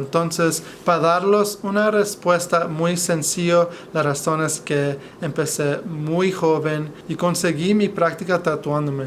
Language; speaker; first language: Spanish; non-native, fluent; English